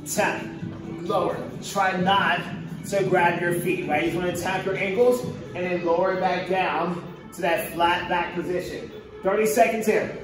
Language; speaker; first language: English; native; English